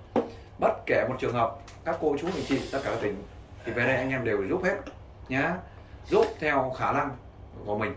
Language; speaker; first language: Vietnamese; native; Vietnamese